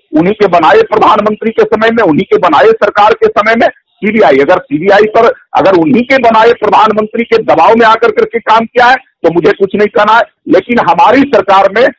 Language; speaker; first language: Hindi; native; Hindi